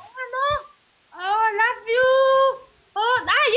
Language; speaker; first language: Filipino; non-native, learner; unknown